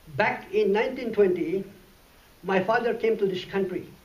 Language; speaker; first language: English; non-native, local second language; Iloko